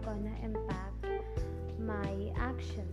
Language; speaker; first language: English; non-native, local second language; Hindi